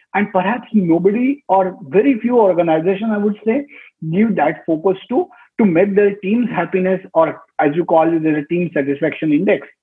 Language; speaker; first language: English; non-native, local second language; Marathi